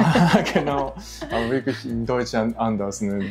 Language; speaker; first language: German; non-native, learner; Japanese